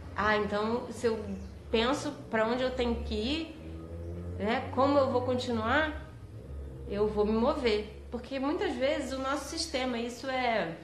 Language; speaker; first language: Portuguese; native; Portuguese